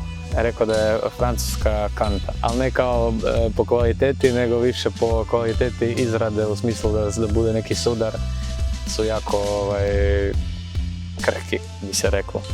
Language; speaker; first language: Croatian; native; Croatian